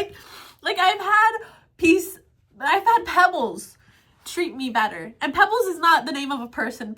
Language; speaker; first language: English; native; English